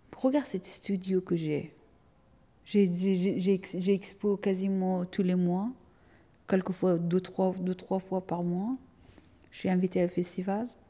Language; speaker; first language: French; non-native, fluent; Persian